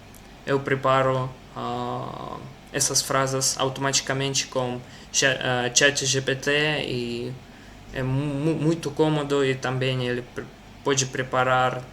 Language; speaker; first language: Portuguese; non-native, learner; Russian